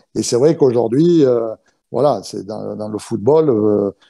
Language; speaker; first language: French; native; French